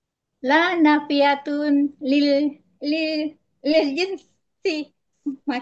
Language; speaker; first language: Arabic; non-native, learner; Indonesian